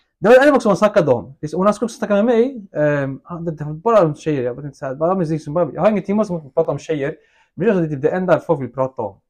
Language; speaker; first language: Swedish; native; Swedish